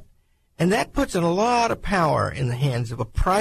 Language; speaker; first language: English; native; English